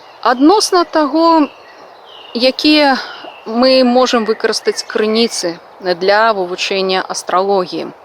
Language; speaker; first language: Belarusian; non-native, local second language; Russian